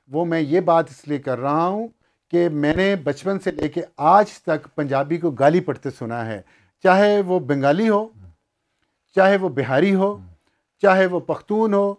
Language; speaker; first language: Urdu; non-native, local second language; Punjabi